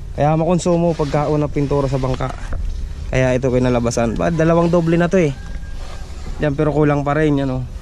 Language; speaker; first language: Filipino; non-native, local second language; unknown